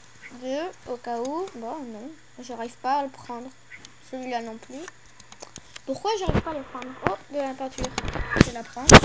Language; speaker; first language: French; native; French